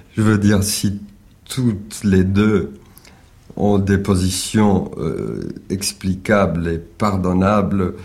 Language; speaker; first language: French; early bilingual, other home language; Spanish